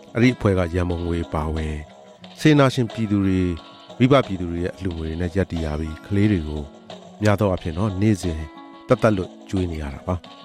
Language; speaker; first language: Burmese; native; Burmese